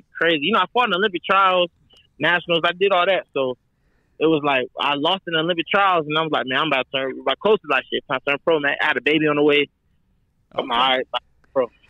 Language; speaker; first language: English; native; English